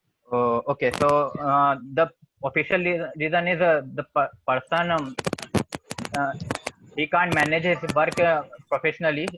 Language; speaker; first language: English; non-native, learner; Hindi